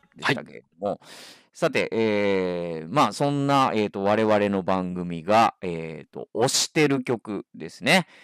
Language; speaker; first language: Japanese; native; Japanese